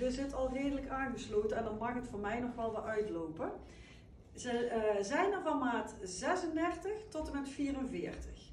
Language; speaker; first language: Dutch; native; Dutch